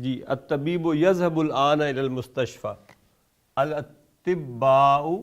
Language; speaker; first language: Arabic; non-native, fluent; Urdu